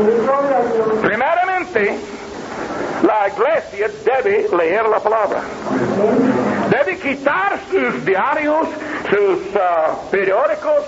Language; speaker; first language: Spanish; non-native, learner; English